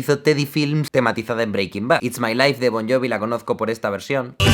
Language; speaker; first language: Spanish; native; Spanish